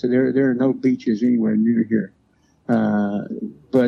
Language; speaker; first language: English; native; English